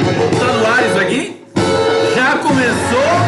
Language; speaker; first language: Portuguese; native; Portuguese